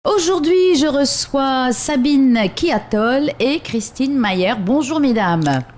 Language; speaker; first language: French; native; French